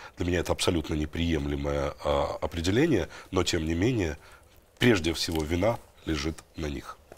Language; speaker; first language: Russian; native; Russian